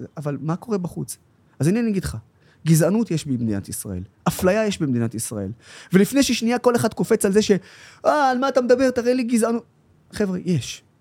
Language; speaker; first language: Hebrew; non-native, local second language; Arabic